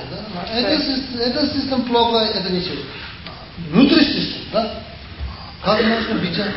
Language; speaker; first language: Russian; non-native, learner; Tibetan